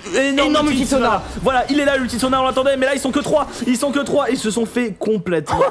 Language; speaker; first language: French; native; French